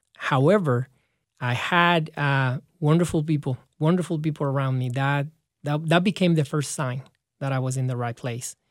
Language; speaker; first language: English; non-native, fluent; Spanish